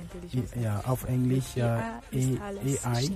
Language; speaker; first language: German; non-native, fluent; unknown